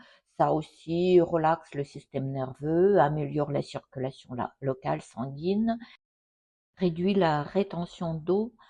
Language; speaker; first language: French; non-native, fluent; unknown